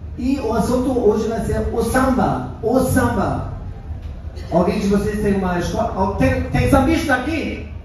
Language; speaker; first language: Portuguese; non-native, fluent; German